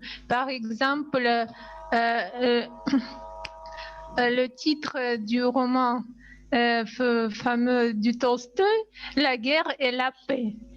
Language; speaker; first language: French; non-native, fluent; Russian